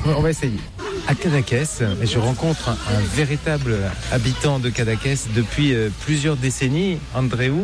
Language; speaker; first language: French; native; French